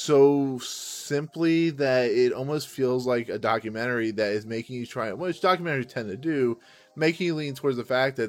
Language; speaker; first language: English; native; English